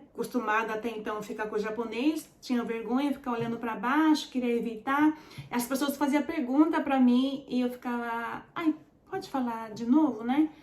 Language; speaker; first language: Portuguese; early bilingual, heritage; Portuguese